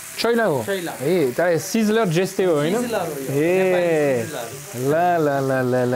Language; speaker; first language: Nepali; non-native, fluent; French